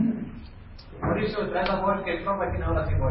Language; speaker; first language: Portuguese; native; Portuguese